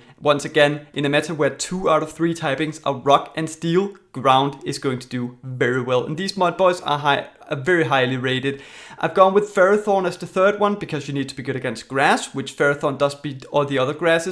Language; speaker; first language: English; native; English